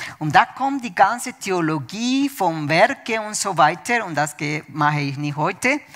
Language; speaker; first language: German; non-native, fluent; Spanish